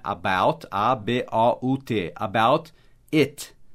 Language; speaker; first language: English; native; English